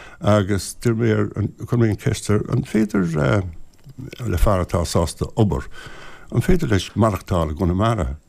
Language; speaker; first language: Irish; non-native, local second language; English